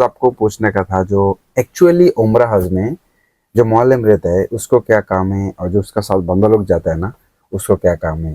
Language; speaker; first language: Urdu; non-native, learner; Bangla